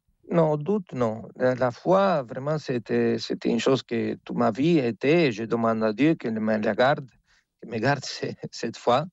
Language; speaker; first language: French; non-native, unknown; Spanish